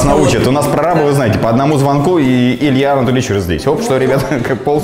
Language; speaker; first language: Russian; native; Russian